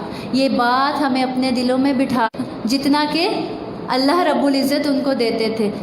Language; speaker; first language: Urdu; native; Urdu